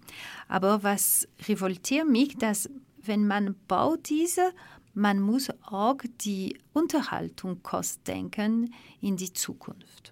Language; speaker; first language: German; non-native, fluent; French